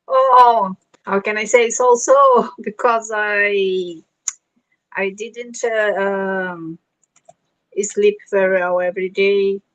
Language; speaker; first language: English; non-native, learner; Portuguese